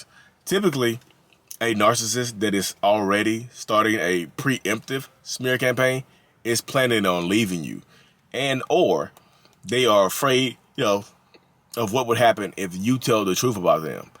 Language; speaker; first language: English; native; English